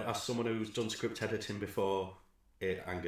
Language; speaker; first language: English; native; English